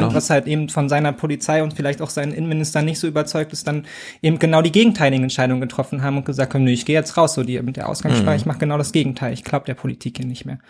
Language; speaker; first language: German; native; German